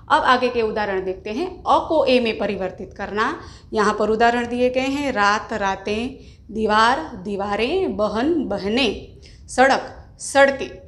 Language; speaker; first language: Hindi; non-native, local second language; Gujarati